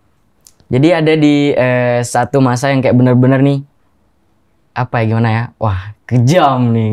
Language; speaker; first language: Indonesian; non-native, local second language; Javanese